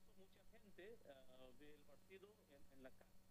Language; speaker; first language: Spanish; non-native, learner; Bangla